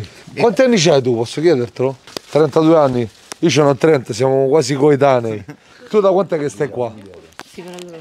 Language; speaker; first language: Italian; native; Italian